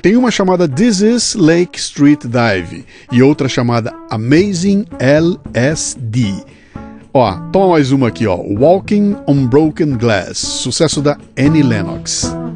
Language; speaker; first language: Portuguese; native; Portuguese